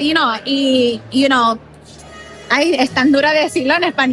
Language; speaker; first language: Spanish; non-native, learner; English